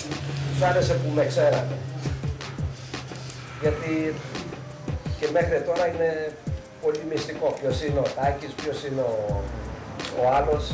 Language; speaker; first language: Greek; early bilingual, heritage; Greek